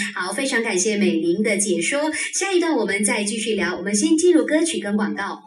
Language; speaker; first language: Chinese; native; Chinese